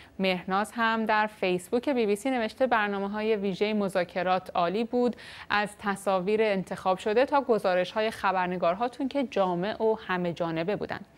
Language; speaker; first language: Persian; native; Persian